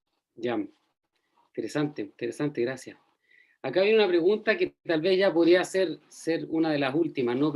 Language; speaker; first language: Spanish; native; Spanish